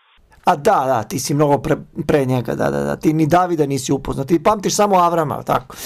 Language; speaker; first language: Bosnian; native; Bosnian